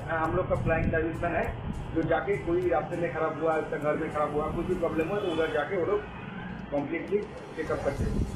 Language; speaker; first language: Hindi; non-native, local second language; Bangla